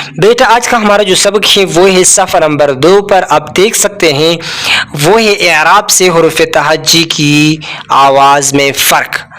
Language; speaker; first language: Urdu; non-native, local second language; Pashto